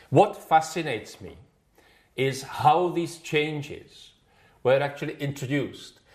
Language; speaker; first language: English; non-native, fluent; Czech